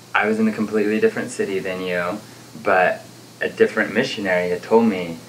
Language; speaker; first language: English; native; English